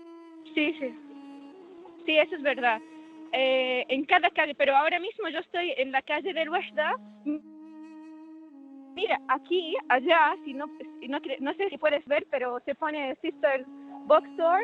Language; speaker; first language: Spanish; non-native, fluent; Arabic